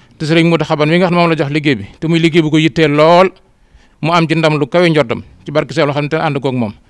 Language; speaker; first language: Wolof; native; Wolof